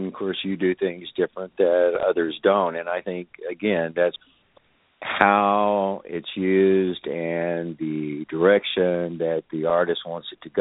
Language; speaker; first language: English; native; English